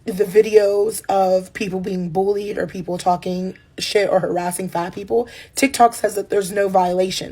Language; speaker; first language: English; native; English